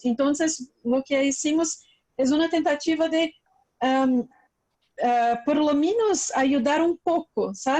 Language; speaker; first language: Spanish; non-native, fluent; Portuguese